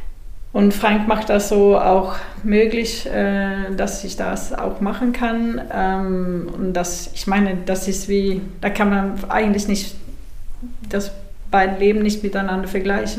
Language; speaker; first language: German; non-native, fluent; Swedish